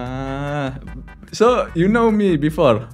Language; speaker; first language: English; non-native, learner; Indonesian